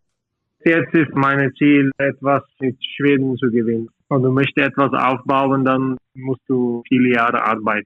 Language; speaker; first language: German; non-native, fluent; Norwegian